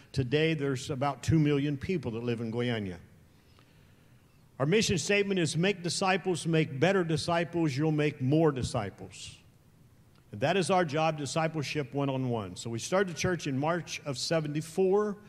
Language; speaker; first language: English; native; English